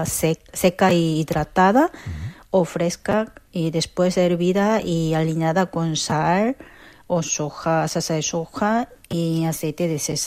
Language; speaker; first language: Spanish; non-native, learner; Korean